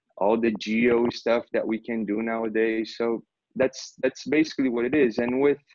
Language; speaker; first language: English; non-native, fluent; Portuguese